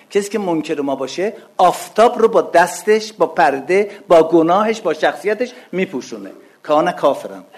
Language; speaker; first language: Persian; non-native, local second language; Azerbaijani